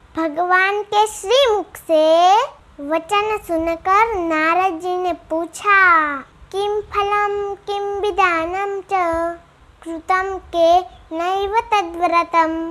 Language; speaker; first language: Hindi; non-native, local second language; Gujarati